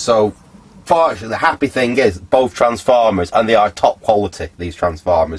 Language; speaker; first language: English; native; English